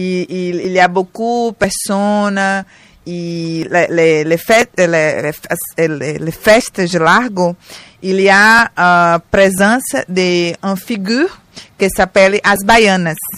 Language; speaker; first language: French; non-native, learner; Portuguese